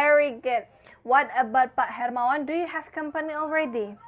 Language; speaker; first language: English; non-native, fluent; Indonesian